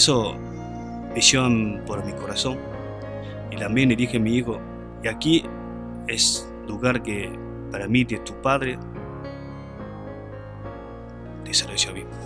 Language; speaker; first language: Spanish; non-native, learner; Chinese